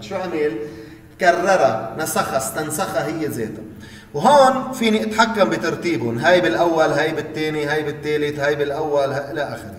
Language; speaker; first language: Arabic; native; Arabic